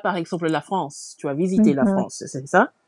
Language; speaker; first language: French; non-native, fluent; English